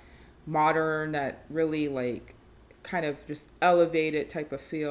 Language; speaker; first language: English; native; English